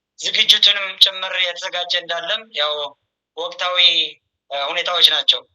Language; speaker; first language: Amharic; native; Amharic